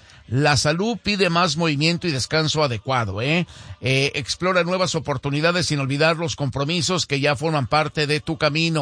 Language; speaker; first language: Spanish; native; Spanish